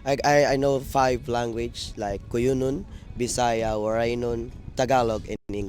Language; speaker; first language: English; non-native, local second language; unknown